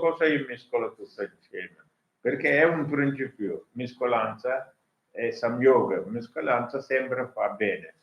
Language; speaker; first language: Italian; non-native, learner; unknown